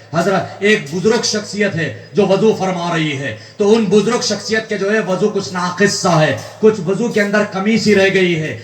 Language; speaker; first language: Urdu; native; Urdu